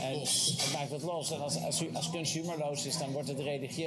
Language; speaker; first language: Dutch; native; Dutch